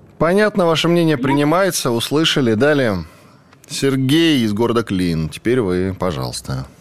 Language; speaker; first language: Russian; native; Russian